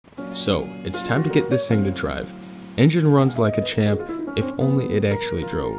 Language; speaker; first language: English; native; English